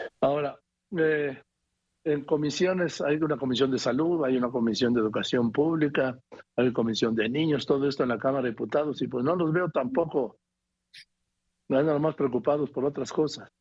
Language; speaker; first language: Spanish; native; Spanish